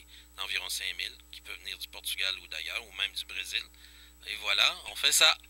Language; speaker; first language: French; native; French